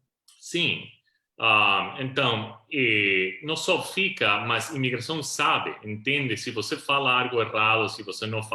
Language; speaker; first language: Portuguese; non-native, fluent; Spanish